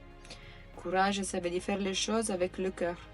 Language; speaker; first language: French; non-native, fluent; Italian